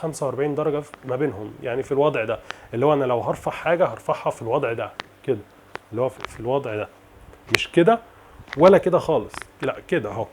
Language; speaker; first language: Arabic; native; Arabic